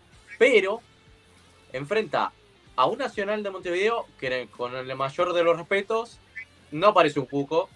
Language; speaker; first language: Spanish; native; Spanish